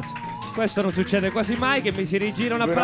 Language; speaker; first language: Italian; native; Italian